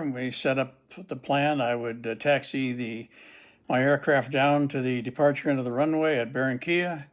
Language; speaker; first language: English; native; English